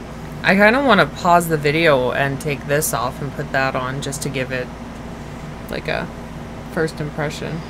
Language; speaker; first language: English; native; English